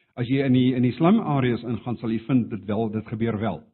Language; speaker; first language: Afrikaans; non-native, local second language; English